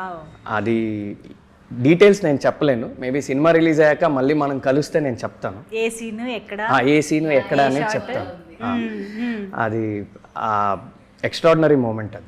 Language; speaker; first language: Telugu; native; Telugu